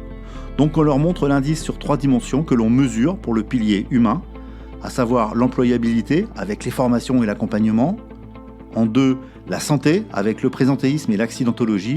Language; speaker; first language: French; native; French